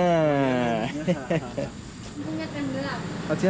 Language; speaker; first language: Indonesian; non-native, learner; Danish